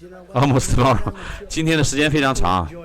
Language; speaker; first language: Chinese; native; Chinese